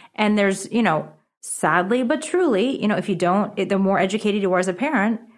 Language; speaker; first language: English; early bilingual, other home language; Japanese